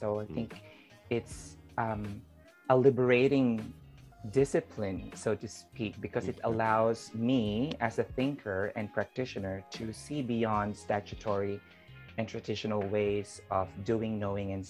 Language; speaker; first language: English; non-native, local second language; Filipino